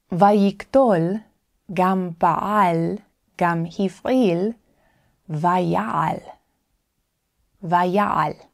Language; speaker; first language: Hebrew; non-native, fluent; English